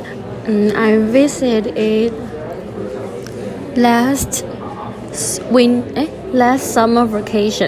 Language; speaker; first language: English; non-native, learner; Chinese